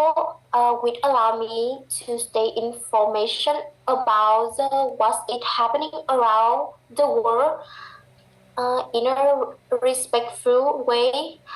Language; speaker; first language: English; non-native, learner; Vietnamese